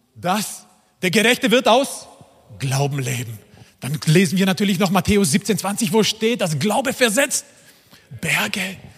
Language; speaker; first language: German; non-native, fluent; Croatian